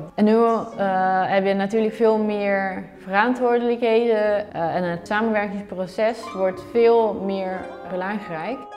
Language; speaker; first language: Dutch; non-native, fluent; Italian